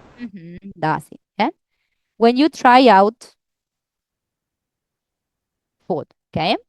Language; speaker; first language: English; non-native, fluent; Spanish